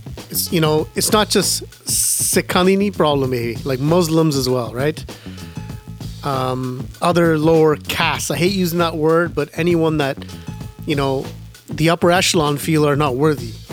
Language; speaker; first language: English; early bilingual, other home language; Punjabi